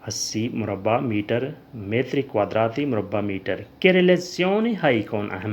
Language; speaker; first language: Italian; non-native, learner; Urdu